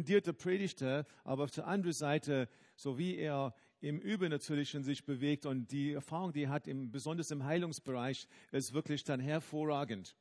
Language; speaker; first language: German; non-native, fluent; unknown